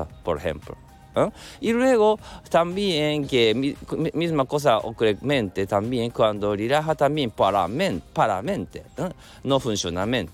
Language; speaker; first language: Spanish; non-native, learner; Japanese